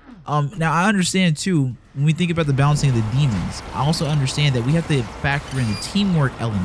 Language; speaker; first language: English; native; English